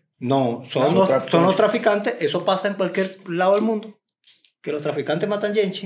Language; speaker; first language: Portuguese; non-native, learner; Spanish